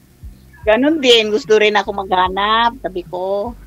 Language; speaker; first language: Filipino; non-native, local second language; Chavacano